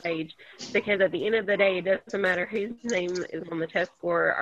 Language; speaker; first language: English; native; English